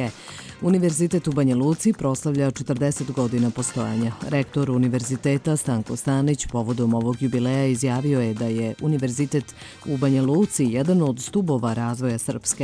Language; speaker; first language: Croatian; native; Croatian